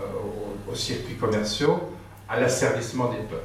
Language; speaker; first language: French; native; French